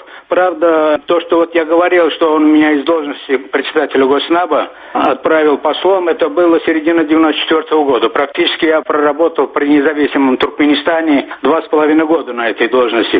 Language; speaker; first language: Russian; non-native, local second language; Turkmen